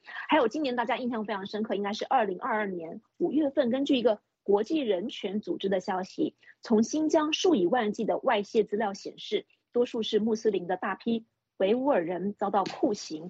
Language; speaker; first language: Chinese; native; Chinese